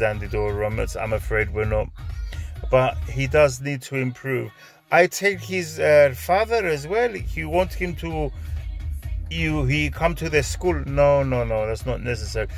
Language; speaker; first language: English; early bilingual, other home language; Greek